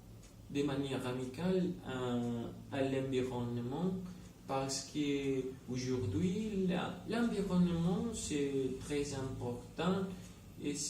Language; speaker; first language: French; non-native, learner; Spanish